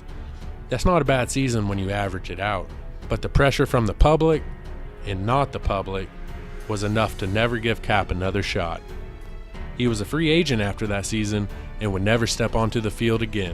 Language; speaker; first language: English; native; English